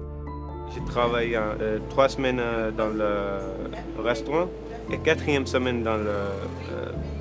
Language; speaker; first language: French; non-native, learner; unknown